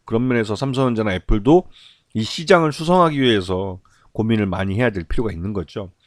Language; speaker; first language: Korean; native; Korean